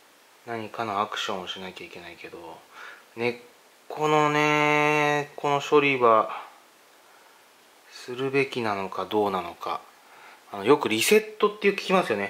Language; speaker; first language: Japanese; native; Japanese